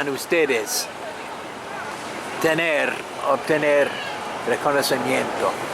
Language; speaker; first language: Spanish; non-native, fluent; French